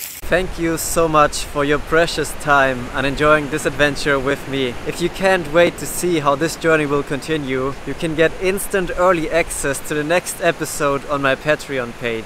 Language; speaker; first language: English; non-native, fluent; German